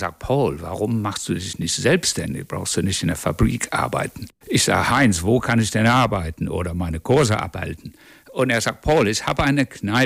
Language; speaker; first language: German; non-native, fluent; English